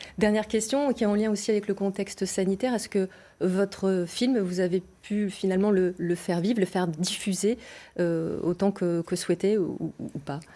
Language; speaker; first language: French; native; French